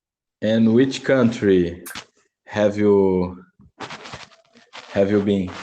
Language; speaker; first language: English; non-native, learner; Portuguese